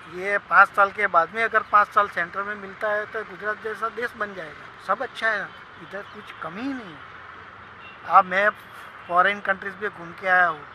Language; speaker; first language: Hindi; non-native, local second language; Gujarati